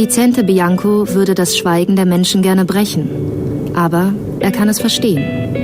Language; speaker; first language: German; native; German